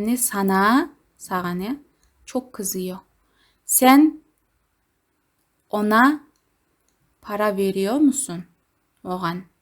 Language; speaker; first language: Turkish; non-native, fluent; Kazakh